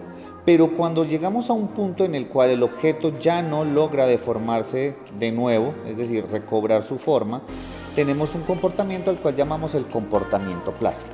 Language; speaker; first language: Spanish; native; Spanish